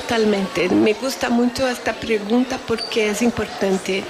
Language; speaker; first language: Spanish; non-native, fluent; Portuguese